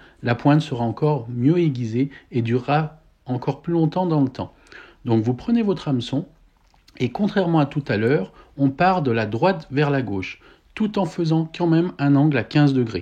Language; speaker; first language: French; native; French